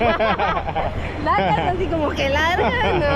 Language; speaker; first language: Spanish; native; Spanish